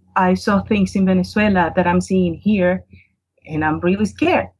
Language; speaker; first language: English; non-native, fluent; Spanish